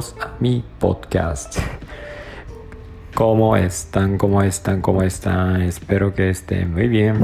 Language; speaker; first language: Spanish; non-native, learner; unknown